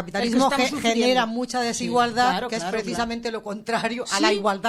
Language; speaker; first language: Spanish; native; Spanish